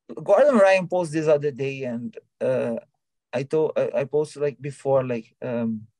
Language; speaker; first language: English; non-native, learner; Portuguese